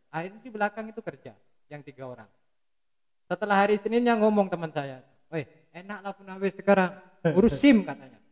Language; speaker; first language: Indonesian; non-native, local second language; Madurese